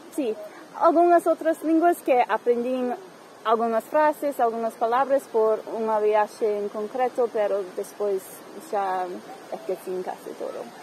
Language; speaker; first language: Galician; non-native, fluent; English